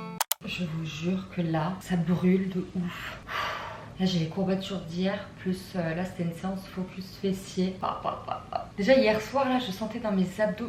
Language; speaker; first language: French; native; French